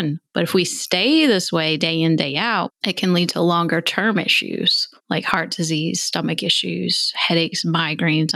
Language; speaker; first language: English; native; English